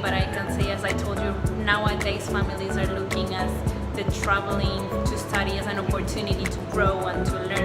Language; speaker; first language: English; non-native, fluent; Spanish